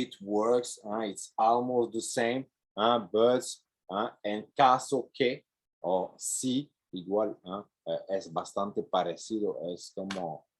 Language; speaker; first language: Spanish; non-native, fluent; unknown